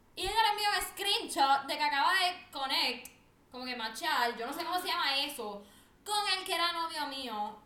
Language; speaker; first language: Spanish; native; Spanish